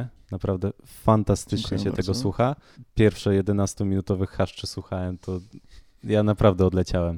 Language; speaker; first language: Polish; native; Polish